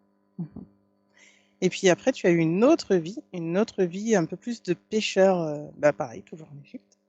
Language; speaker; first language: French; native; French